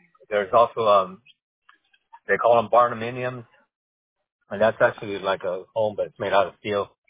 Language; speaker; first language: English; native; English